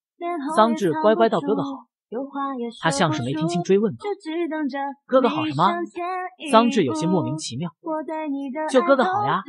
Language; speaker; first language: Chinese; native; Chinese